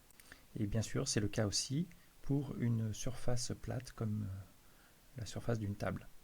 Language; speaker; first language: French; native; French